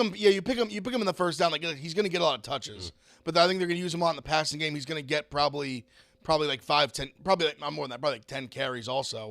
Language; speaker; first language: English; native; English